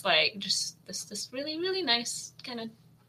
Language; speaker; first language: English; native; English